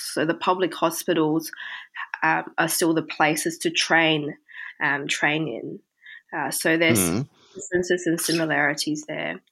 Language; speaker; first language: English; early bilingual, other home language; Chinese